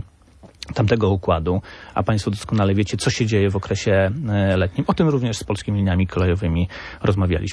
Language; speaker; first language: Polish; native; Polish